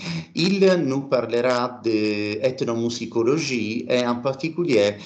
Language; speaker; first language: French; non-native, learner; Italian